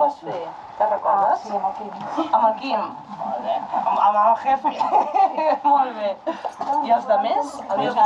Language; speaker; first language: Catalan; native; Catalan